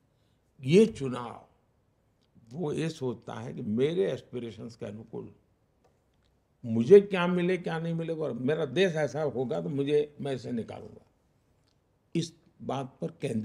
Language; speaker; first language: Hindi; non-native, local second language; Gujarati